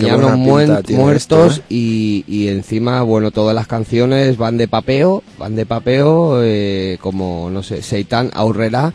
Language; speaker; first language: Spanish; native; Spanish